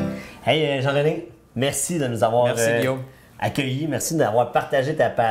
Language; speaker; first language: French; native; French